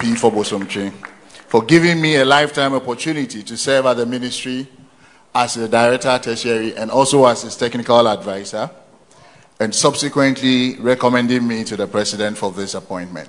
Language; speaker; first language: English; non-native, local second language; Akan